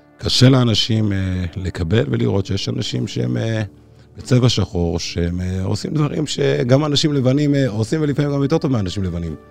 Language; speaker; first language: Hebrew; early bilingual, other home language; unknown